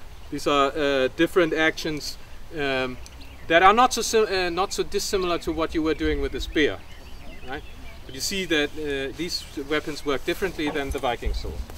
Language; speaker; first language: English; non-native, fluent; German